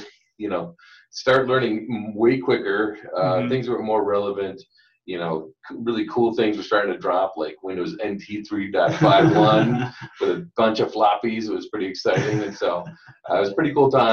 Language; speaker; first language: English; native; English